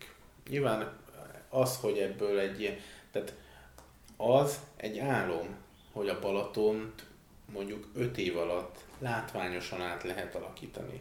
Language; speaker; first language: Hungarian; native; Hungarian